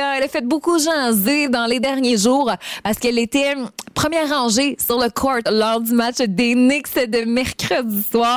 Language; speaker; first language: French; native; French